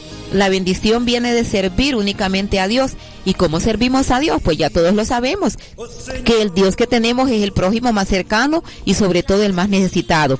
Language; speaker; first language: Spanish; native; Spanish